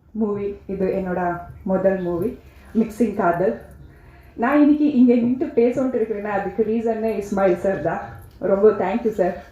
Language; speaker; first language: Tamil; non-native, learner; Kannada